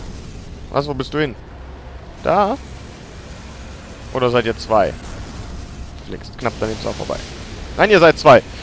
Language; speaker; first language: German; native; German